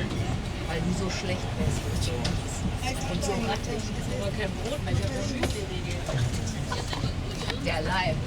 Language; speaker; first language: German; native; German